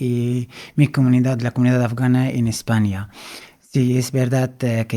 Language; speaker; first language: Spanish; non-native, fluent; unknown